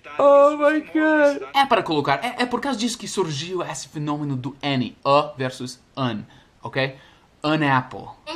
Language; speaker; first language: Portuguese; non-native, fluent; English